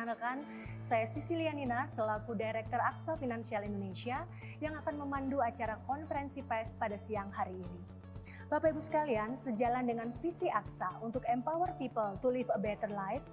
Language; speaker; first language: Indonesian; native; Indonesian